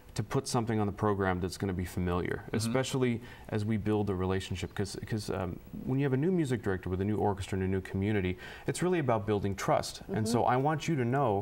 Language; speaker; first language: English; native; English